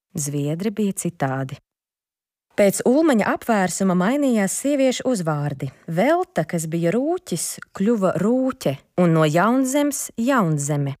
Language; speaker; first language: Latvian; non-native, local second language; Ukrainian